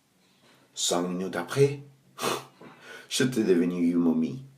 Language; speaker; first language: French; non-native, learner; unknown